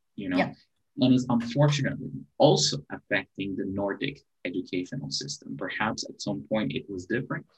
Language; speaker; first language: English; non-native, fluent; Spanish